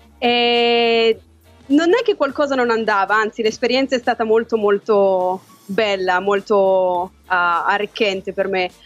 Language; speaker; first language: Italian; native; Italian